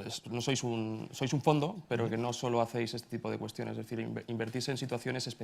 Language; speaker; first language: Spanish; native; Spanish